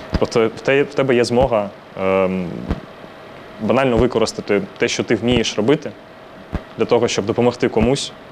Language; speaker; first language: Ukrainian; non-native, local second language; Russian